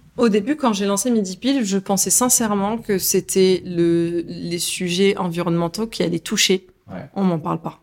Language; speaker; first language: French; early bilingual, other home language; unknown